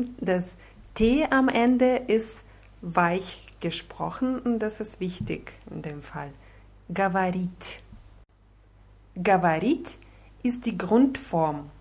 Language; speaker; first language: German; non-native, fluent; Russian